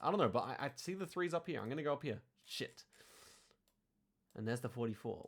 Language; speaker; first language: English; native; English